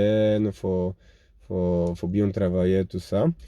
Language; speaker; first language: French; non-native, fluent; Polish